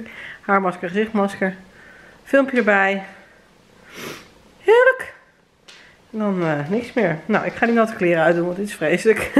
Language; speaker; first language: Dutch; native; Dutch